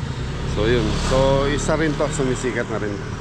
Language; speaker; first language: Filipino; native; Filipino